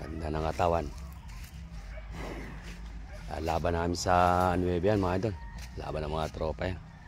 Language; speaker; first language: Filipino; native; Filipino